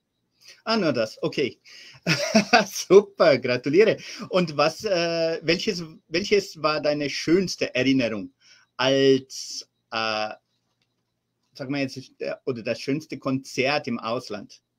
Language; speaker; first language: German; early bilingual, heritage; German